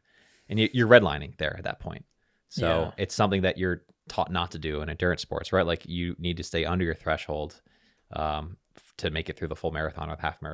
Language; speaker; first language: English; native; English